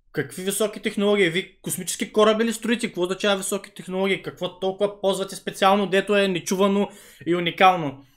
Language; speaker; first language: Bulgarian; early bilingual, other home language; Vietnamese